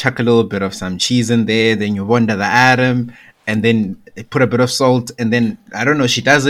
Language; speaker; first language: English; non-native, local second language; Shona